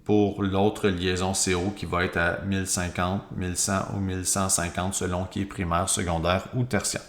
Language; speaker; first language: French; native; French